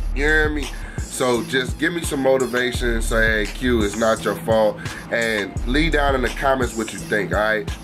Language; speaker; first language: English; native; English